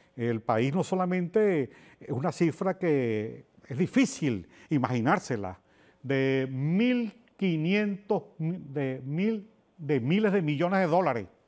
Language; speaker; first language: Spanish; native; Spanish